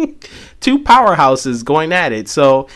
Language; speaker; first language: English; native; English